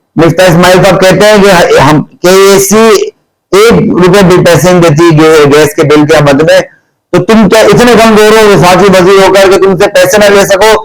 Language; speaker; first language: Urdu; native; Urdu